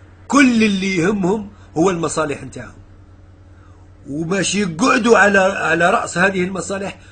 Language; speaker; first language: Arabic; native; Arabic